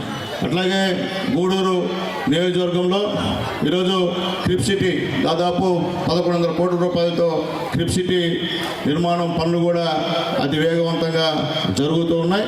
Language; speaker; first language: Telugu; native; Telugu